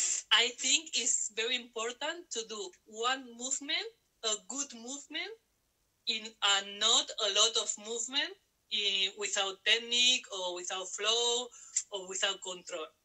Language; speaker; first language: English; non-native, learner; Spanish